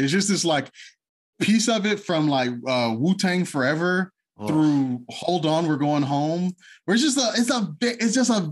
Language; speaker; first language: English; native; English